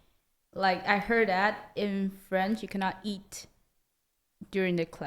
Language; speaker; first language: English; non-native, learner; Chinese